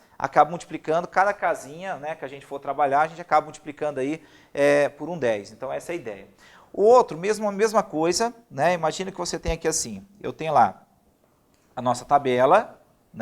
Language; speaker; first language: Portuguese; native; Portuguese